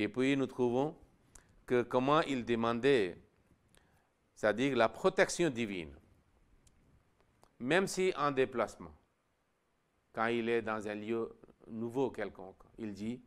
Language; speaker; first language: French; non-native, local second language; Wolof